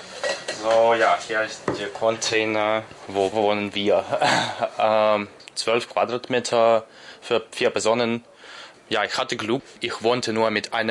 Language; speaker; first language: German; non-native, learner; Ukrainian